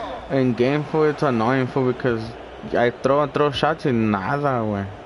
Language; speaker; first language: English; early bilingual, other home language; Spanish